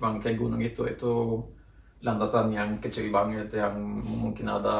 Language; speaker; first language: Indonesian; non-native, fluent; Norwegian